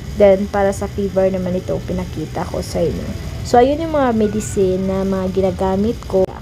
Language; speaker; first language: Filipino; non-native, local second language; Cebuano